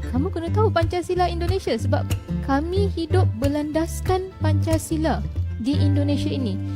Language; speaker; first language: Malay; native; Malay